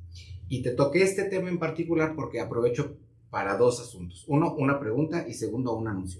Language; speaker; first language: Spanish; native; Spanish